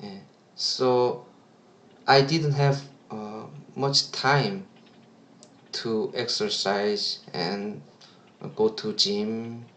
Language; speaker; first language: English; non-native, learner; Korean